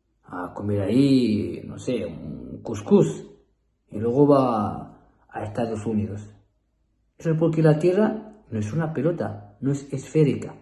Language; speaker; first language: Spanish; non-native, fluent; Arabic